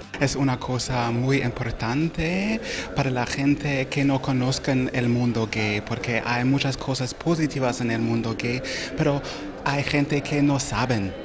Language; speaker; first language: Spanish; non-native, learner; German